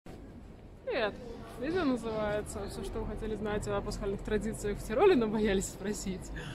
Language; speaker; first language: Russian; native; Russian